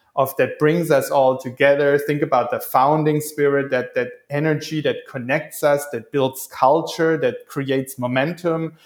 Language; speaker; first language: English; non-native, fluent; German